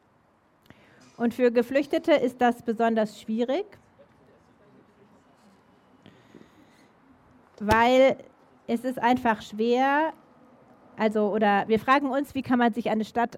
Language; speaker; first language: German; native; German